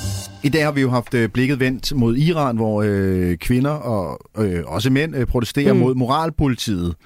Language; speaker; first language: Danish; native; Danish